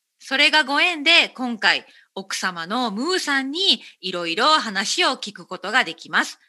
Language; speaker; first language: Japanese; native; Japanese